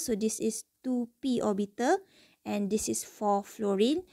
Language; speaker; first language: English; non-native, local second language; Malay